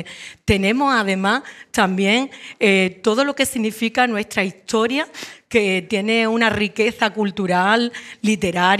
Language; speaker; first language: Spanish; native; Spanish